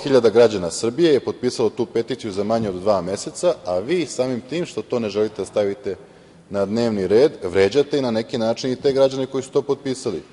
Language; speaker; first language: Serbian; native; Serbian